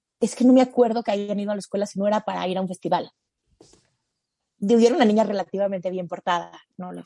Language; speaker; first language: Spanish; native; Spanish